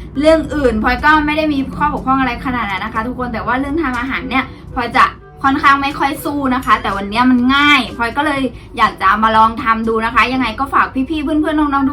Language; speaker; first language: Thai; native; Thai